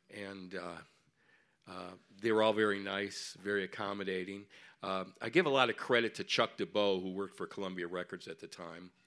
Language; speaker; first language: English; native; English